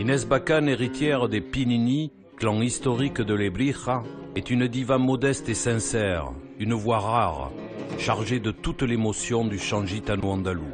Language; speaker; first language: French; native; French